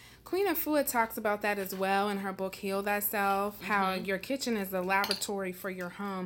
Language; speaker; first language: English; native; English